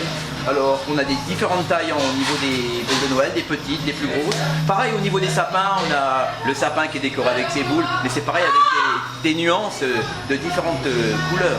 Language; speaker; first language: French; native; French